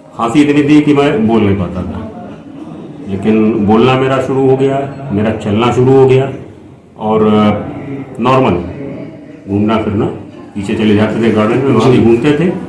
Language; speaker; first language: Hindi; native; Hindi